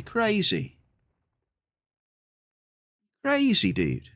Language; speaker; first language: English; native; English